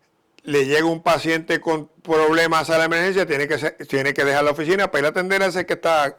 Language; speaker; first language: Spanish; native; Spanish